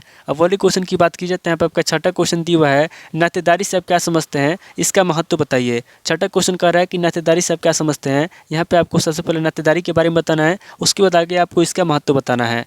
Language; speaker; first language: Hindi; native; Hindi